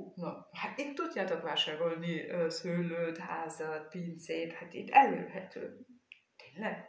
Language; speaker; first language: Hungarian; non-native, fluent; German